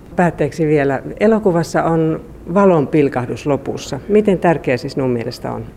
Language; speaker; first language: Finnish; native; Finnish